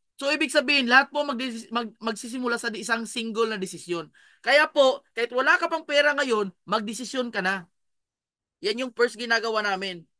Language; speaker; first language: Filipino; non-native, local second language; Cebuano